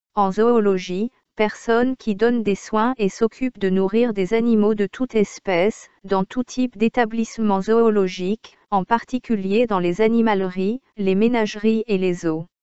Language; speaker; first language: French; native; French